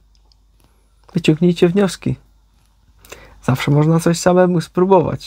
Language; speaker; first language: Polish; native; Polish